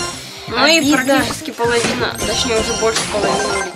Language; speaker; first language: Russian; native; Russian